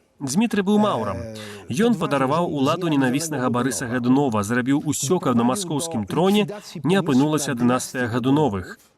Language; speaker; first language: Belarusian; native; Belarusian